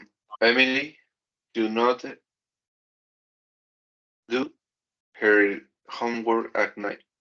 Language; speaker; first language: English; non-native, learner; Spanish